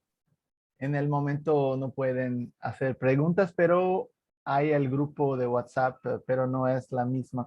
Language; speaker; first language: Spanish; non-native, fluent; Portuguese